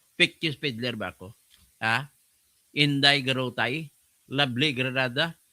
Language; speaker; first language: Filipino; non-native, local second language; Hiligaynon